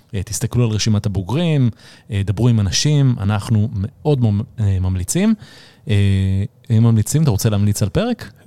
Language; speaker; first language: Hebrew; early bilingual, other home language; Arabic